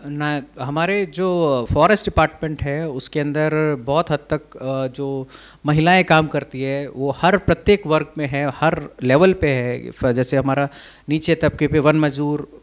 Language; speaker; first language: Hindi; native; Hindi